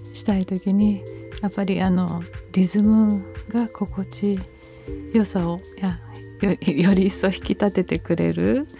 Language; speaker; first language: Japanese; early bilingual, heritage; Japanese